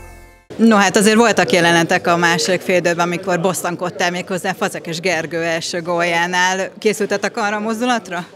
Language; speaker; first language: Hungarian; native; Hungarian